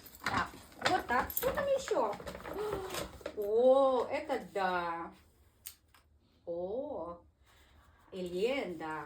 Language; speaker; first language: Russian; non-native, learner; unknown